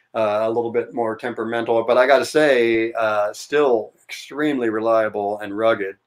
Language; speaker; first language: English; native; English